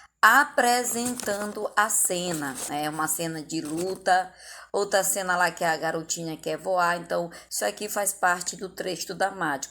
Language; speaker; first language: Portuguese; native; Portuguese